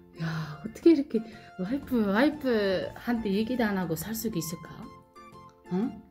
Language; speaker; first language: Korean; non-native, fluent; Uzbek